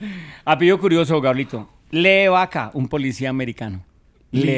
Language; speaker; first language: Spanish; native; Spanish